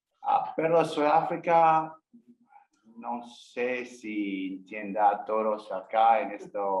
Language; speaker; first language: Spanish; non-native, learner; English